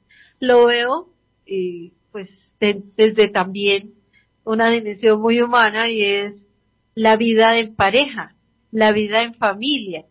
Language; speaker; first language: Spanish; native; Spanish